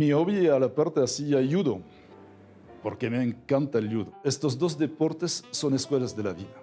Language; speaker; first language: Spanish; non-native, fluent; French